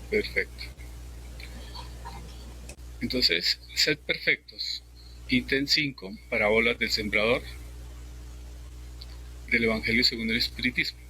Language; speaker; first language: Spanish; native; Spanish